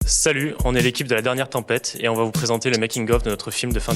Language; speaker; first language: French; native; French